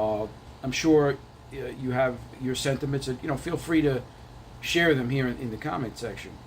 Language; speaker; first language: English; native; English